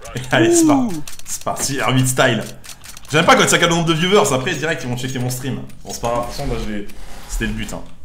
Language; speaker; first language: French; native; French